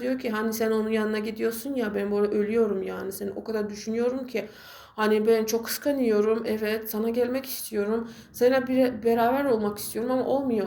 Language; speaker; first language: Turkish; non-native, fluent; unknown